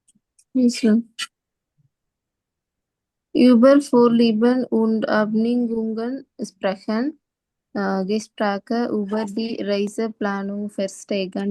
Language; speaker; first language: German; non-native, learner; Tamil